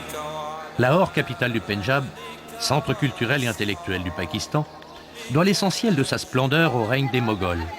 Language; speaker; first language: French; native; French